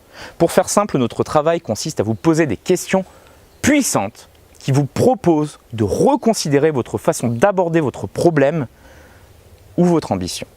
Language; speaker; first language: French; native; French